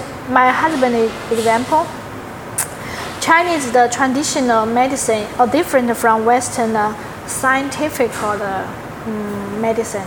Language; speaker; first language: English; non-native, learner; Chinese